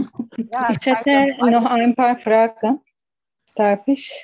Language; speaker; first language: German; non-native, learner; Turkish